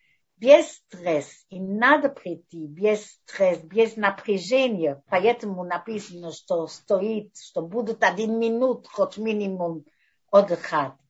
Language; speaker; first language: Russian; non-native, fluent; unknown